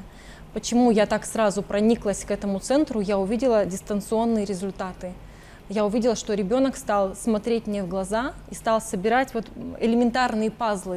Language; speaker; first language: Russian; native; Russian